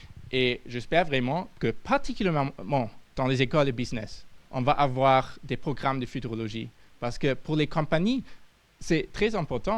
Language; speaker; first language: French; non-native, fluent; German